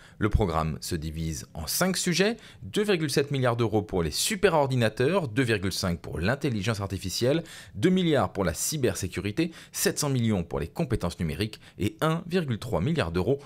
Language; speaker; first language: French; native; French